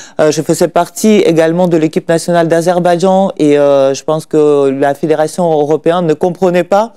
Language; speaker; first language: French; non-native, fluent; Russian